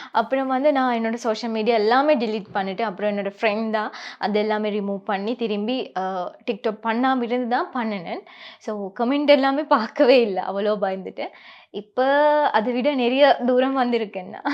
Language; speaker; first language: Tamil; non-native, local second language; Sinhala